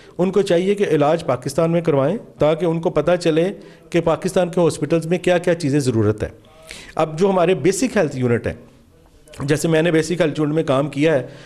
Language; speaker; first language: Urdu; non-native, local second language; Punjabi